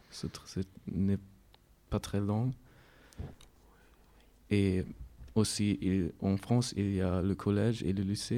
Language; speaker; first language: French; non-native, learner; German